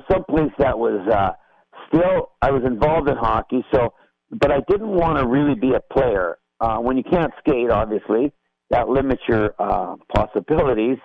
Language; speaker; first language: English; native; English